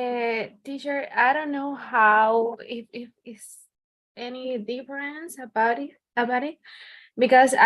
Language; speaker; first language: English; non-native, learner; Spanish